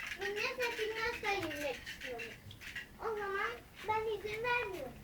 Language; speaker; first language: Turkish; early bilingual, heritage; Turkish